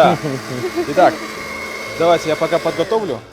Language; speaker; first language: Russian; native; Russian